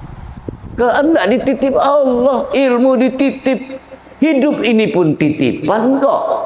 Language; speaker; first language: Indonesian; native; Indonesian